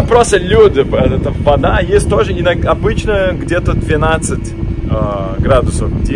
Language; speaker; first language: Russian; non-native, fluent; Portuguese